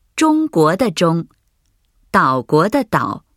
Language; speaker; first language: Chinese; native; Chinese